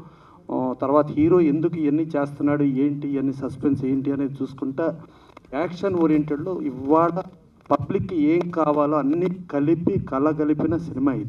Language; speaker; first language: Telugu; native; Telugu